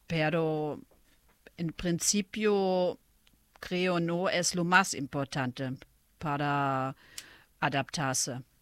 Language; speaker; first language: Spanish; non-native, fluent; German